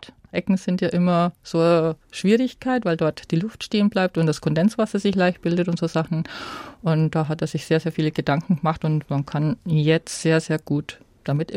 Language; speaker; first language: German; native; German